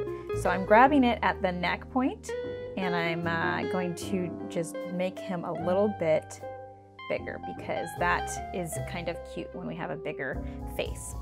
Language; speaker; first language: English; native; English